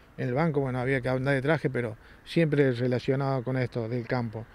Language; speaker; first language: Spanish; native; Spanish